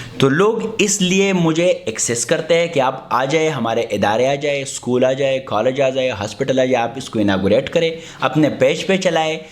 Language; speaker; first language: Urdu; non-native, local second language; Pashto